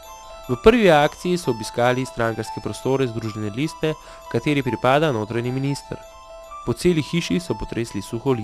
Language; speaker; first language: Slovenian; native; Slovenian